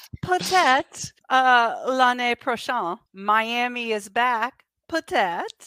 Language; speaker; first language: French; non-native, learner; English